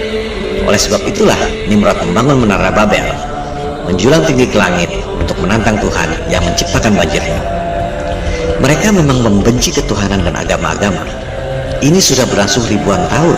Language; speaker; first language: Indonesian; native; Indonesian